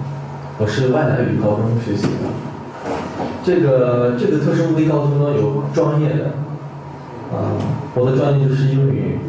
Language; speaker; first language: Chinese; non-native, fluent; Korean